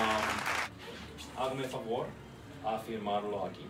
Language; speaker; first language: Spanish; non-native, learner; English